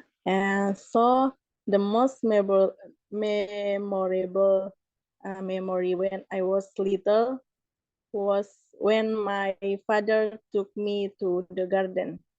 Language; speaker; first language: English; non-native, learner; Indonesian